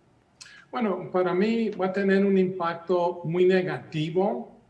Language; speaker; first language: Spanish; early bilingual, heritage; Spanish